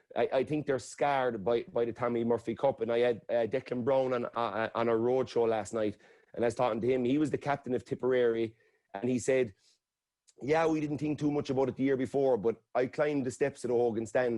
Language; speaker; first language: English; native; English